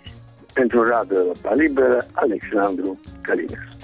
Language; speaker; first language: Romanian; native; Romanian